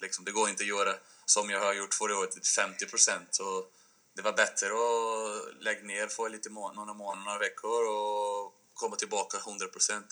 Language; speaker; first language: Swedish; non-native, fluent; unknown